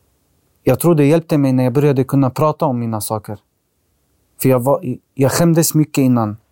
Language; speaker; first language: Swedish; early bilingual, other home language; Arabic